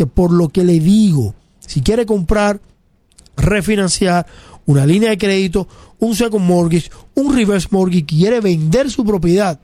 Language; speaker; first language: Spanish; native; Spanish